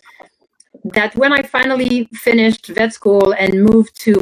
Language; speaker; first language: English; non-native, fluent; French